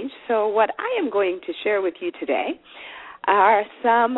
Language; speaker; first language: English; non-native, local second language; Shona